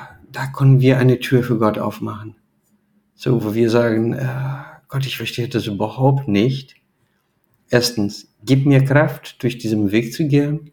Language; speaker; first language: German; non-native, fluent; Portuguese